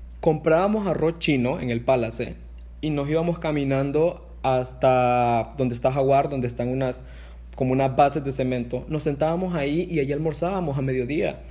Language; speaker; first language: Spanish; non-native, local second language; English